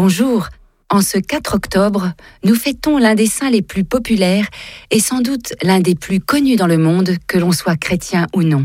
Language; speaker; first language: French; native; French